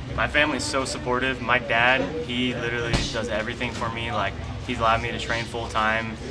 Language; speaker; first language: English; native; English